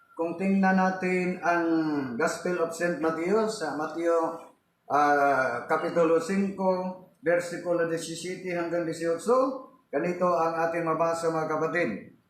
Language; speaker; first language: Filipino; non-native, local second language; Cebuano